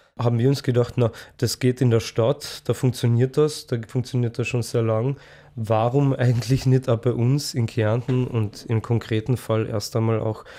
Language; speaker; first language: German; native; German